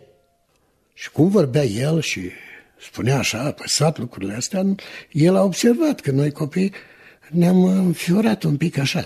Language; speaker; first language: Romanian; native; Romanian